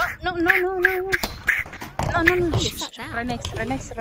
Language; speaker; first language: English; non-native, learner; Spanish